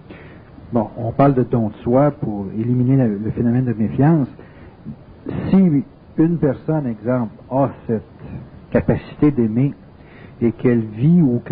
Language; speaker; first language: French; native; French